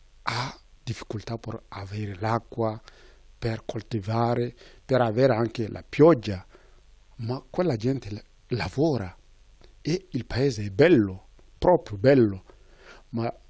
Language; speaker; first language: Italian; non-native, fluent; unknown